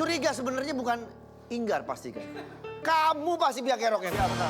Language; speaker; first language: Indonesian; native; Indonesian